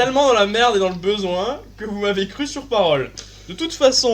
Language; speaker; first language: French; native; French